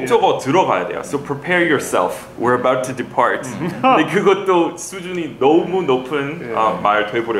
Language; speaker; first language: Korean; non-native, fluent; English